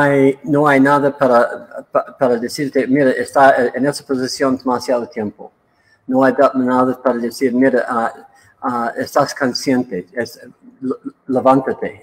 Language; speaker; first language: Spanish; non-native, learner; English